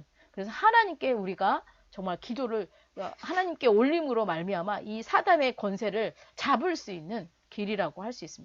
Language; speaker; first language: Korean; native; Korean